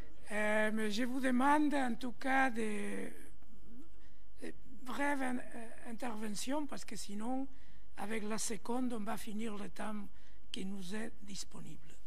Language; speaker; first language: French; non-native, fluent; Spanish